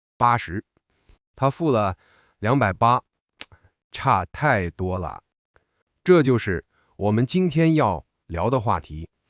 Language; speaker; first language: Chinese; non-native, fluent; English